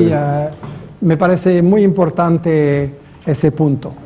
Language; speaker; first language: Spanish; non-native, fluent; French